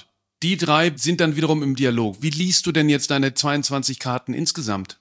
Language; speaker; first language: German; native; German